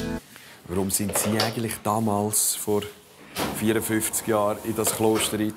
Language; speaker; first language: German; native; German